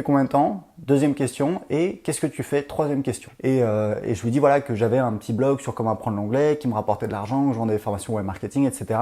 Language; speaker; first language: French; native; French